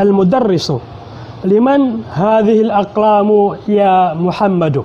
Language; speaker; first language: Arabic; non-native, fluent; Filipino